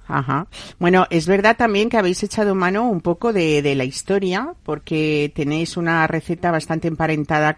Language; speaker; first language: Spanish; native; Spanish